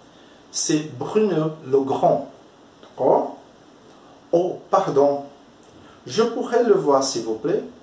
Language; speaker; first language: French; non-native, fluent; Portuguese